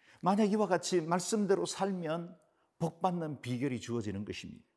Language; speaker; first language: Korean; native; Korean